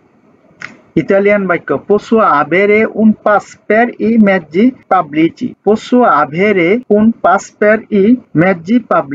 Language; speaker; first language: Italian; non-native, fluent; Bangla